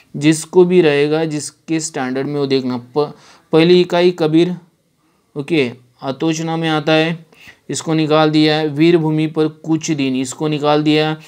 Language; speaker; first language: Hindi; non-native, local second language; Marathi